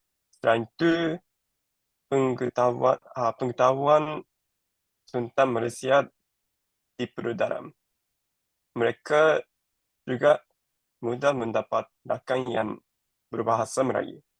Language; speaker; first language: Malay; non-native, learner; Japanese